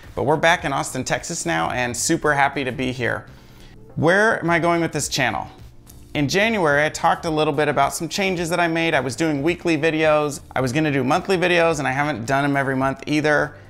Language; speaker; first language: English; native; English